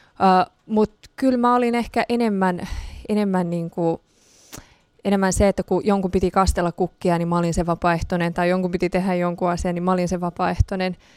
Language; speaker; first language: Finnish; early bilingual, other home language; Persian